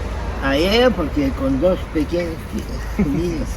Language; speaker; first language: Spanish; non-native, learner; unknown